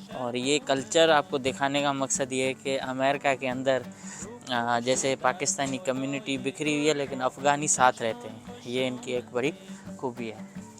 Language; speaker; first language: Urdu; non-native, local second language; Sindhi